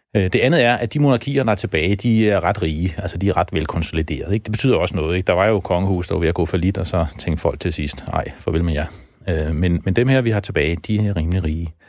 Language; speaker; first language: Danish; native; Danish